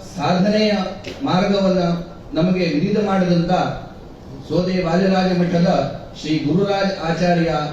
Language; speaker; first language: Kannada; non-native, local second language; Konkani